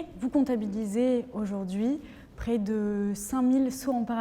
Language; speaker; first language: French; native; French